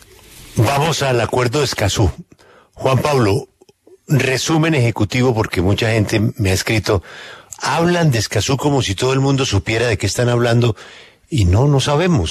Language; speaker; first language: Spanish; native; Spanish